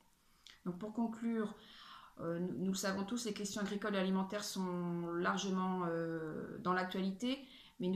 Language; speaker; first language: French; native; French